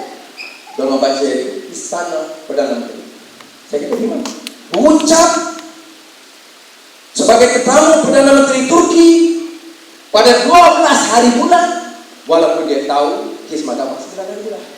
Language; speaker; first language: Malay; native; Malay